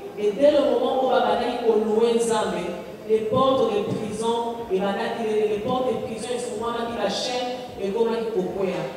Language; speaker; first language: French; non-native, local second language; Lingala